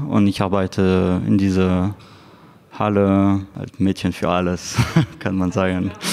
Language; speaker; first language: German; non-native, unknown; French